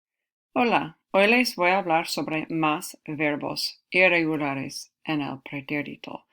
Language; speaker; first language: Spanish; non-native, fluent; English